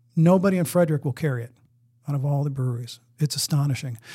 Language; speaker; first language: English; native; English